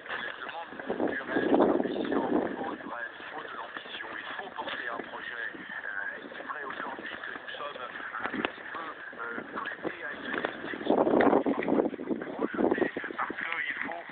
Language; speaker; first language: French; native; French